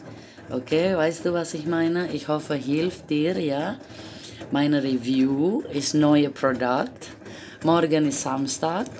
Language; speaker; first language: German; non-native, fluent; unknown